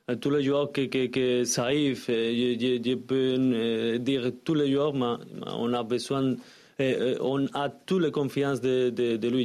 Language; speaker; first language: French; non-native, learner; Spanish